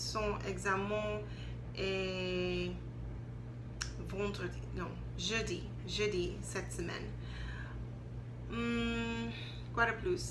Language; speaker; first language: French; non-native, learner; English